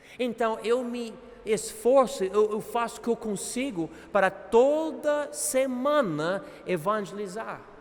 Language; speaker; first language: Portuguese; non-native, fluent; English